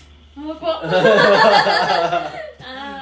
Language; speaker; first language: Korean; non-native, fluent; Japanese